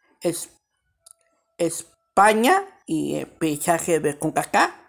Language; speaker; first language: Spanish; early bilingual, heritage; Spanish